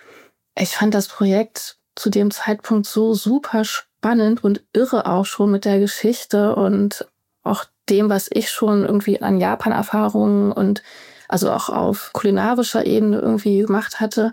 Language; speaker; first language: German; native; German